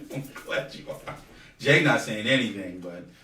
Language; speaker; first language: English; native; English